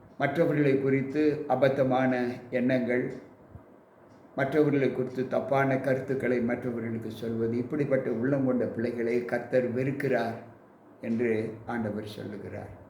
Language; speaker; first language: Tamil; native; Tamil